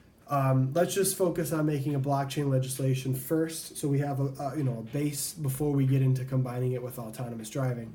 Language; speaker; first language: English; native; English